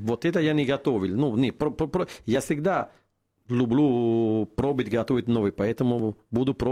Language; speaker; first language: Russian; non-native, fluent; Italian